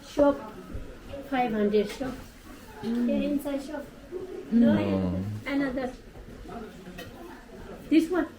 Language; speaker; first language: English; non-native, learner; Nepali